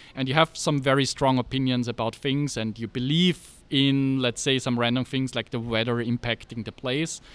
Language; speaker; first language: English; non-native, fluent; German